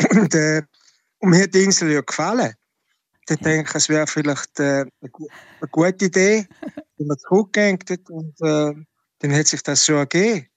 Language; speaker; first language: German; native; German